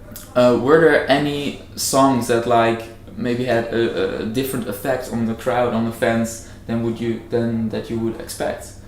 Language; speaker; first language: English; non-native, fluent; Dutch